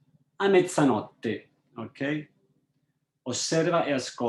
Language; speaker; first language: Italian; non-native, fluent; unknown